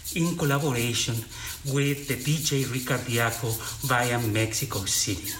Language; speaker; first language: English; non-native, fluent; Spanish